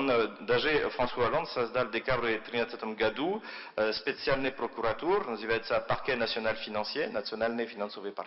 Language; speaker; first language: Russian; non-native, fluent; French